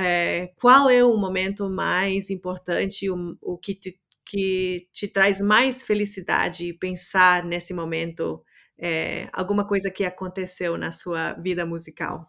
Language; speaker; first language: Portuguese; non-native, fluent; English